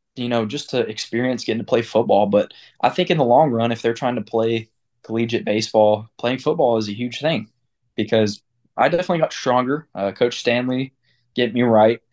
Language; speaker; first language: English; native; English